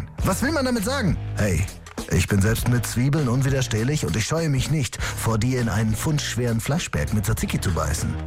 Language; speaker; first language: German; native; German